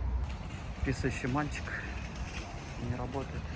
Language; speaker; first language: Russian; native; Russian